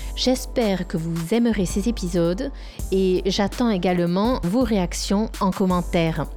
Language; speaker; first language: French; native; French